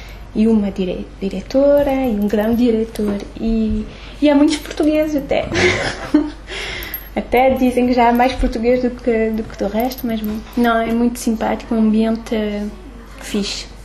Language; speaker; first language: Portuguese; early bilingual, heritage; French